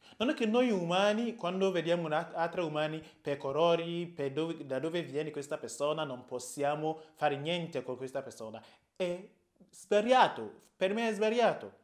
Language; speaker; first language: Italian; non-native, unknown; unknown